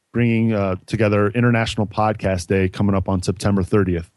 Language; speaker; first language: English; native; English